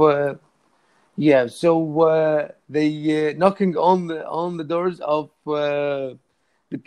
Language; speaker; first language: English; non-native, learner; Arabic